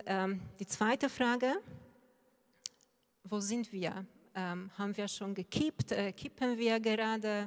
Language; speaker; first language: German; non-native, fluent; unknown